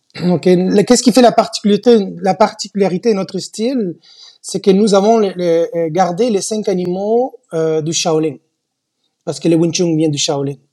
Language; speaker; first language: French; native; French